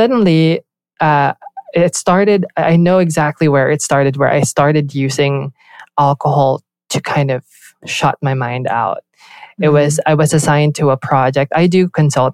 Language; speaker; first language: English; non-native, local second language; Filipino